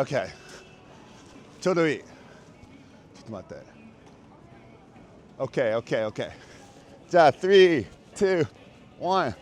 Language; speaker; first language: Japanese; non-native, learner; English